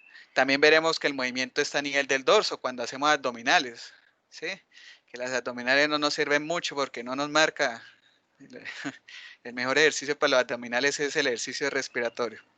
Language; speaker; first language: Spanish; native; Spanish